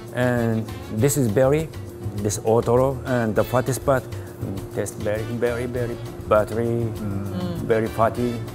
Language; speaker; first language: English; non-native, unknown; Japanese